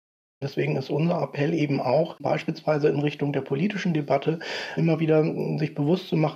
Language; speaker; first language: German; native; German